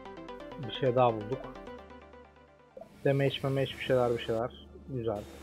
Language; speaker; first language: Turkish; native; Turkish